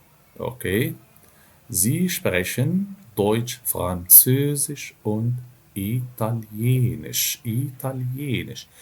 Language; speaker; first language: German; non-native, fluent; Arabic